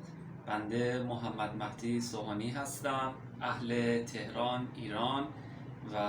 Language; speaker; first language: Persian; native; Persian